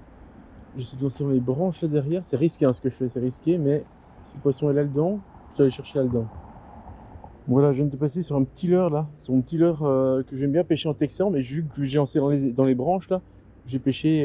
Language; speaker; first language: French; native; French